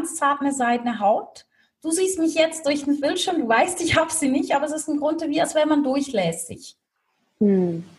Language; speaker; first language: German; native; German